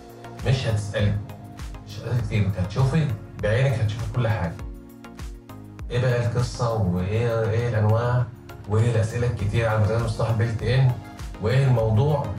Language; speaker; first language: Arabic; native; Arabic